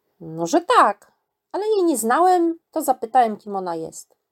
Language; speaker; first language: Polish; native; Polish